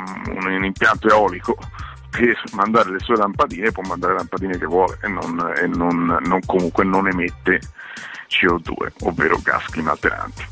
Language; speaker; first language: Italian; native; Italian